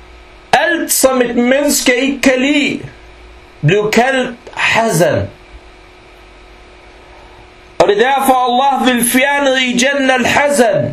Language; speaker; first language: Danish; early bilingual, other home language; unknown